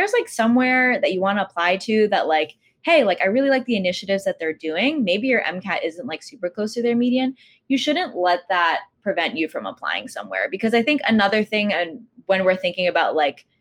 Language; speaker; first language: English; native; English